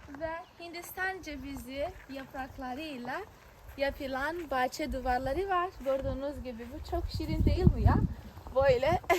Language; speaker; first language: Turkish; non-native, fluent; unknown